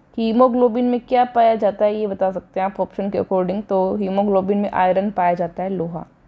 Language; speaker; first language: Hindi; native; Hindi